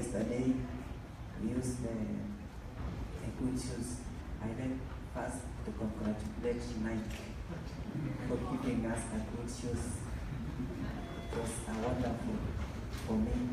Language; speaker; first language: English; non-native, learner; Kalenjin